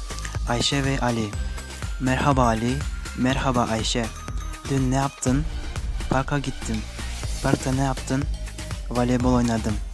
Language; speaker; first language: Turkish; non-native, fluent; Kyrgyz